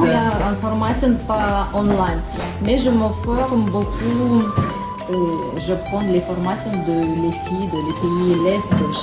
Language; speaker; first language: French; non-native, learner; Russian